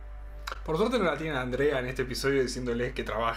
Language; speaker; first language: Spanish; native; Spanish